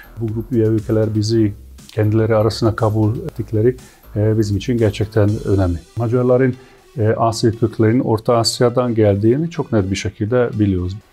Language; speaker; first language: Turkish; non-native, fluent; Hungarian